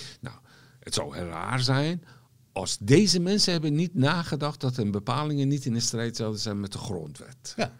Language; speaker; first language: Dutch; non-native, fluent; Persian